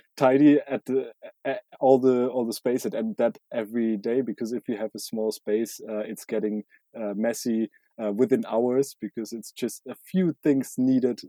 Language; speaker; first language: English; non-native, fluent; German